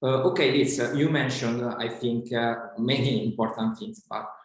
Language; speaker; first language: English; non-native, fluent; Italian